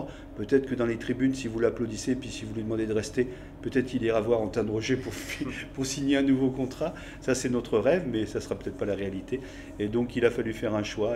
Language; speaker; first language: French; native; French